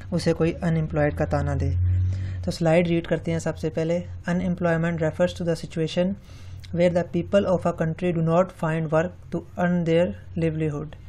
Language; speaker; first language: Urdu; non-native, local second language; Punjabi